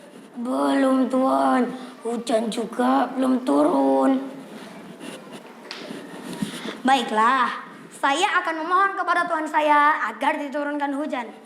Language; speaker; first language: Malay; non-native, local second language; Javanese